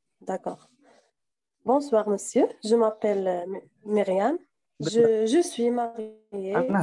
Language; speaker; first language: French; non-native, fluent; Arabic